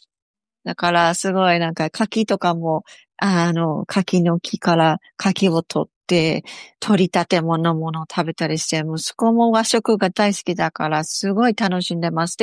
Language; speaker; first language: Japanese; native; Japanese